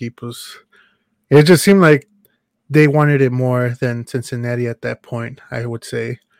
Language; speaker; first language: English; early bilingual, other home language; Spanish